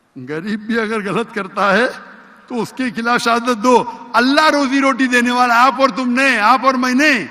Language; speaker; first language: Urdu; non-native, local second language; Konkani